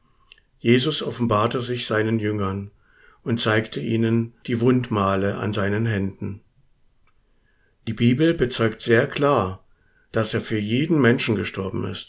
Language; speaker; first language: German; native; German